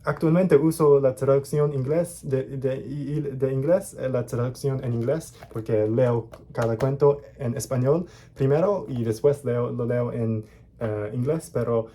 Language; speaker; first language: Spanish; non-native, learner; English